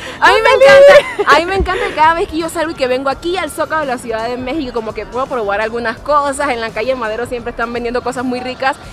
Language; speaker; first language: Spanish; native; Spanish